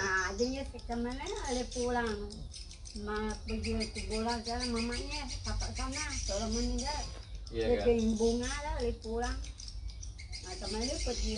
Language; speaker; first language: Indonesian; non-native, local second language; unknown